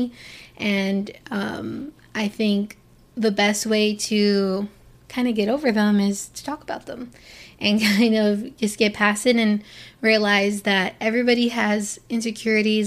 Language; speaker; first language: English; native; English